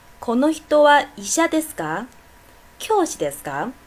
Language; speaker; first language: Japanese; non-native, fluent; Chinese